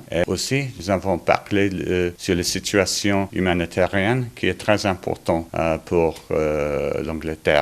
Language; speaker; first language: French; non-native, learner; English